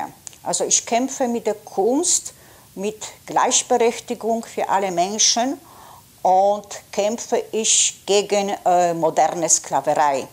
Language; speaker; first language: German; non-native, fluent; Polish